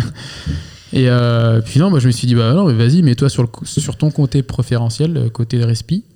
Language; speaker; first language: French; native; French